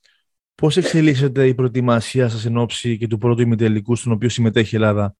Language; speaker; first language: Greek; native; Greek